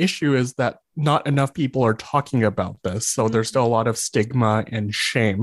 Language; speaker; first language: English; native; English